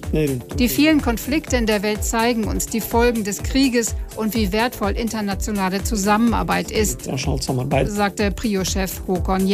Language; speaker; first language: German; native; German